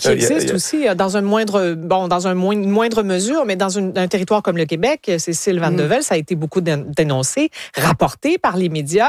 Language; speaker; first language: French; native; French